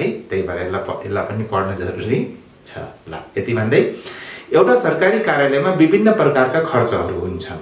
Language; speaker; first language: Nepali; native; Nepali